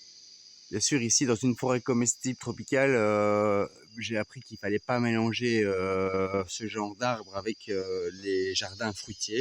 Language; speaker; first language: French; native; French